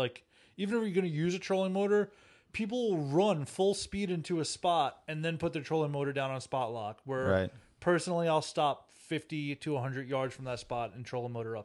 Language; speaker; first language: English; native; English